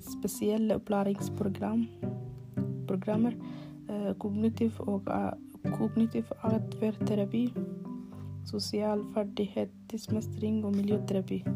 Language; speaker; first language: Norwegian; non-native, learner; Arabic